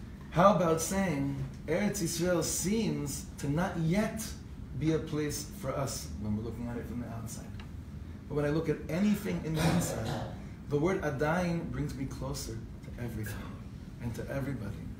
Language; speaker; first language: English; native; English